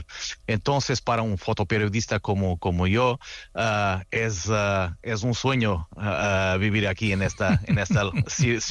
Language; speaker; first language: Spanish; non-native, fluent; Portuguese